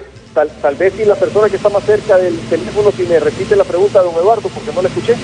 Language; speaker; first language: Spanish; native; Spanish